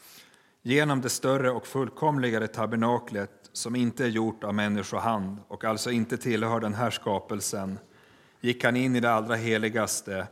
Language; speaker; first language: Swedish; native; Swedish